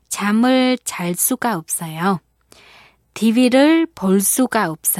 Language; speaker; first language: Korean; non-native, fluent; Vietnamese